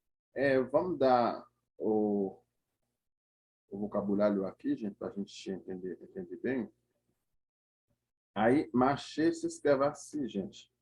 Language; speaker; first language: Portuguese; non-native, fluent; Haitian Creole